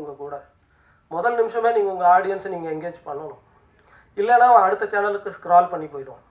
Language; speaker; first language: Tamil; native; Tamil